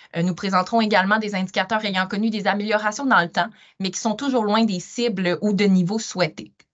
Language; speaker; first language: French; native; French